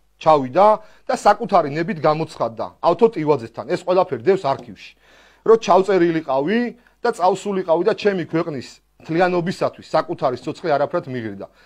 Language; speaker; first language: Georgian; native; Georgian